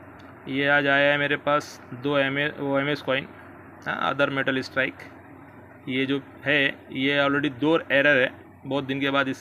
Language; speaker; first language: Hindi; native; Hindi